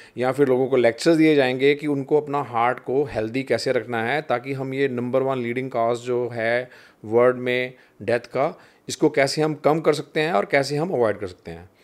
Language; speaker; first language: Hindi; non-native, local second language; Punjabi